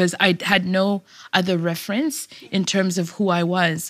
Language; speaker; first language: English; native; English